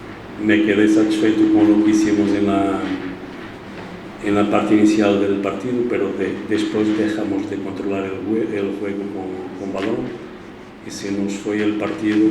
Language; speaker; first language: Spanish; non-native, fluent; Portuguese